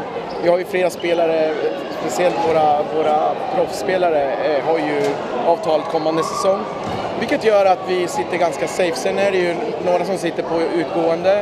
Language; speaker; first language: Swedish; native; Swedish